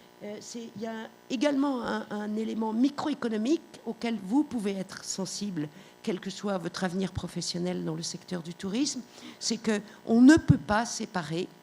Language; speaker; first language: French; native; French